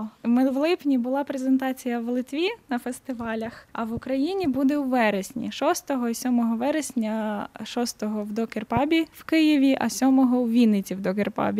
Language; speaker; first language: Ukrainian; native; Ukrainian